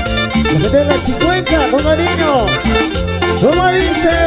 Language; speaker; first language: Spanish; native; Spanish